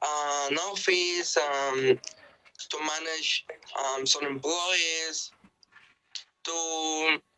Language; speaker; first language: English; non-native, learner; Spanish